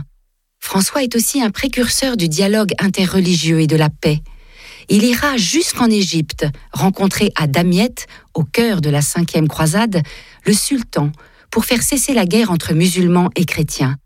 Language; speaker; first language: French; native; French